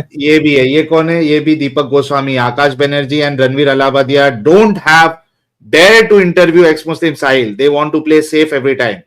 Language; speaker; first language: Hindi; native; Hindi